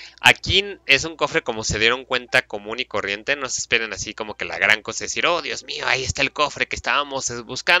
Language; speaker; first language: Spanish; native; Spanish